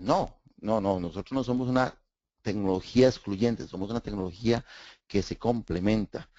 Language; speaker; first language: Spanish; native; Spanish